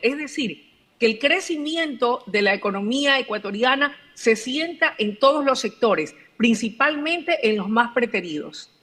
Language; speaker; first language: Spanish; native; Spanish